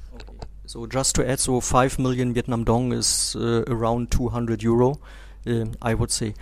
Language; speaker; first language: English; non-native, fluent; German